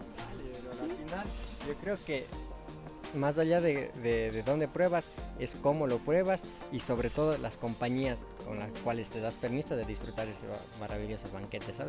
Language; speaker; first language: Spanish; native; Spanish